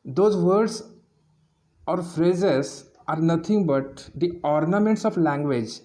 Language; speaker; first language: English; non-native, local second language; Marathi